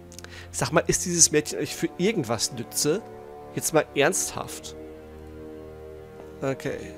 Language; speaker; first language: German; native; German